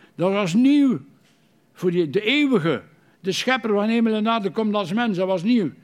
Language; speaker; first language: Dutch; native; Dutch